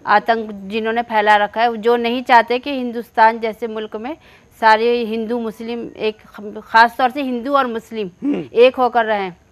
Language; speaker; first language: Hindi; native; Hindi